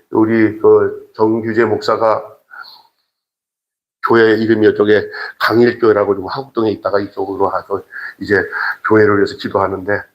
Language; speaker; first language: Korean; native; Korean